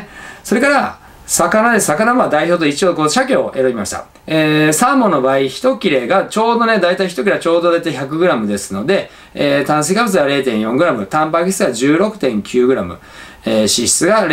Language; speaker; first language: Japanese; native; Japanese